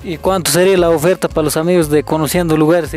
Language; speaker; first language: Spanish; native; Spanish